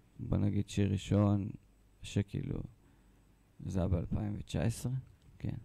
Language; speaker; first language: Hebrew; early bilingual, other home language; Italian